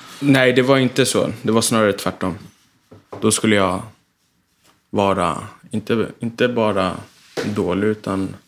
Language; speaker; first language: Swedish; early bilingual, other home language; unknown